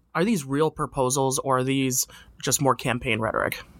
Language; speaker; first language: English; native; English